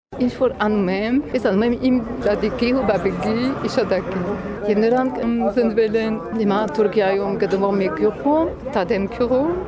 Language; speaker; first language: Armenian; early bilingual, heritage; Armenian